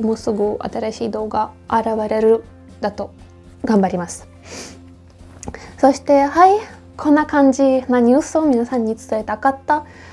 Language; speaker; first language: Japanese; non-native, fluent; Norwegian